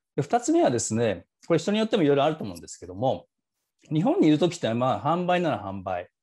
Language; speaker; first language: Japanese; native; Japanese